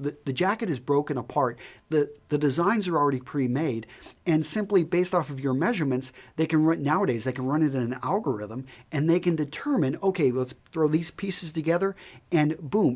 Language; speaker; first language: English; native; English